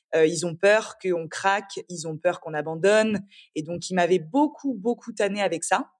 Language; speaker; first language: French; native; French